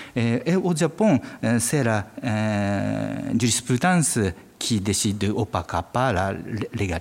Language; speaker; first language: French; non-native, fluent; Japanese